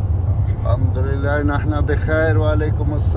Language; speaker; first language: Arabic; non-native, fluent; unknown